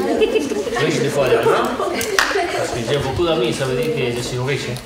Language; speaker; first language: French; non-native, learner; Spanish